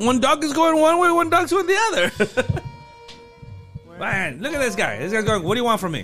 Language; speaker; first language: English; native; English